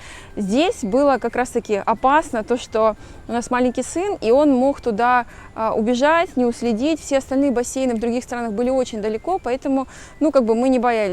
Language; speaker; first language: Russian; native; Russian